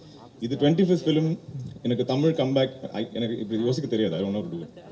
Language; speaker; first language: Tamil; non-native, fluent; Malayalam